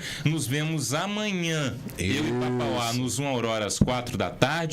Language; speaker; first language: Portuguese; native; Portuguese